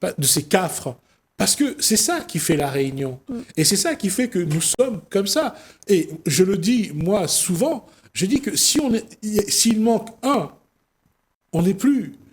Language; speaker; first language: French; native; French